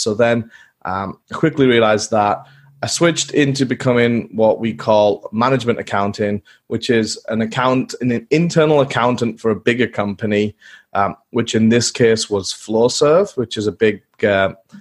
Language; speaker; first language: English; native; English